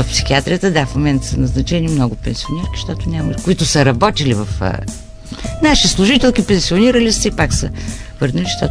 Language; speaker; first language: Bulgarian; native; Bulgarian